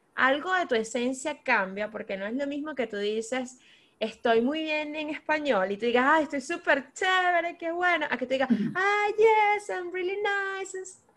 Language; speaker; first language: Spanish; native; Spanish